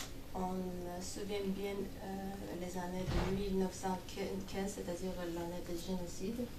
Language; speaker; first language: French; non-native, fluent; Armenian